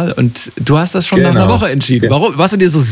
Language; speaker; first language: German; native; German